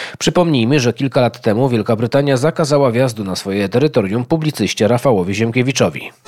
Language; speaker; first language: Polish; native; Polish